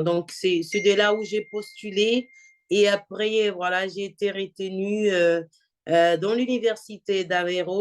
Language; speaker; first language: French; non-native, fluent; Portuguese